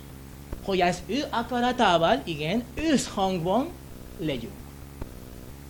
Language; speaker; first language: Hungarian; non-native, learner; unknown